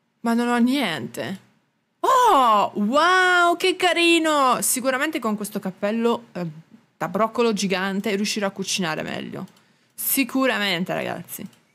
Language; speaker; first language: Italian; native; Italian